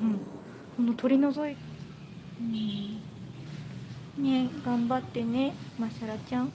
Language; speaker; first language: Japanese; native; Japanese